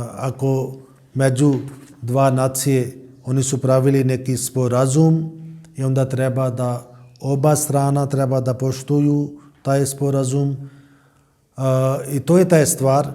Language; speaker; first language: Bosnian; non-native, learner; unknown